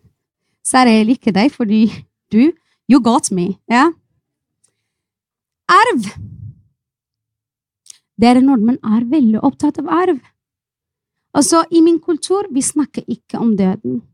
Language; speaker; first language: Norwegian; non-native, fluent; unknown